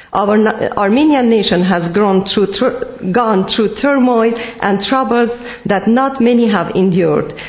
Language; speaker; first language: English; non-native, fluent; Persian